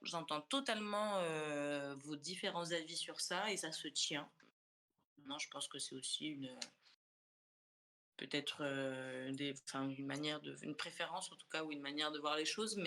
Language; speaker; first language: French; non-native, local second language; Comorian